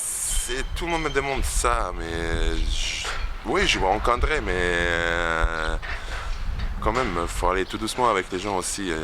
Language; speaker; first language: French; non-native, fluent; Bosnian